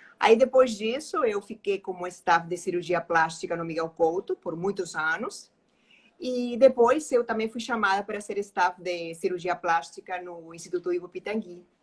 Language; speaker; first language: Portuguese; non-native, fluent; Spanish